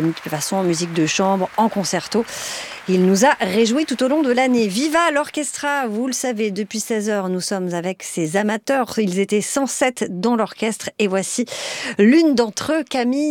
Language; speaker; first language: French; native; French